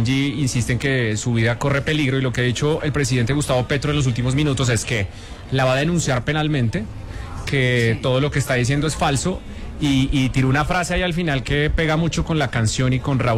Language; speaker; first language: Spanish; native; Spanish